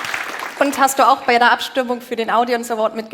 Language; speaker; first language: German; native; German